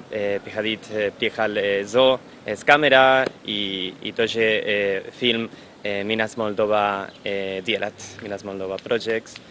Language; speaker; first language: Russian; non-native, learner; Spanish